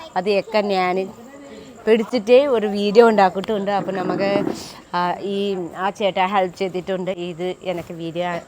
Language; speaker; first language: Malayalam; non-native, learner; Nepali